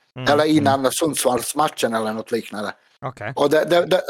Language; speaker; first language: Swedish; non-native, fluent; Bosnian